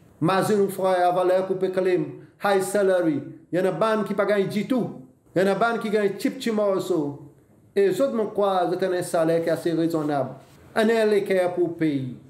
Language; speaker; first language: French; non-native, local second language; Seselwa Creole French